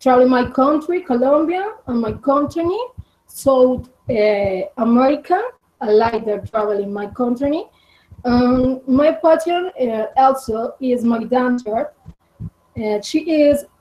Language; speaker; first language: English; non-native, learner; Spanish